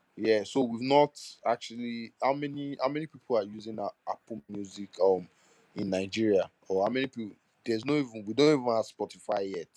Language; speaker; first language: English; non-native, local second language; Yoruba